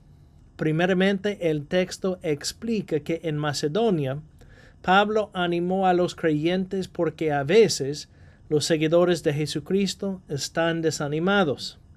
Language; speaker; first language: Spanish; non-native, fluent; English